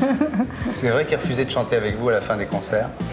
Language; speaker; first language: French; native; French